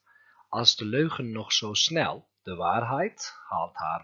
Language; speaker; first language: Dutch; non-native, fluent; Turkish